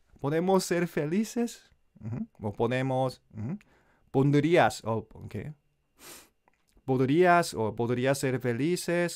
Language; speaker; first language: Spanish; non-native, learner; Korean